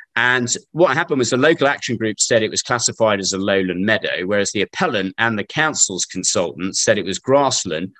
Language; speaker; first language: English; native; English